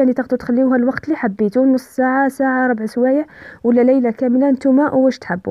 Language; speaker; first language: Arabic; native; Arabic